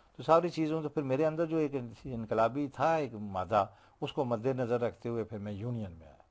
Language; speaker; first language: Urdu; non-native, local second language; Punjabi